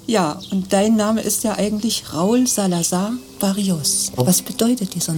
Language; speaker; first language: German; native; German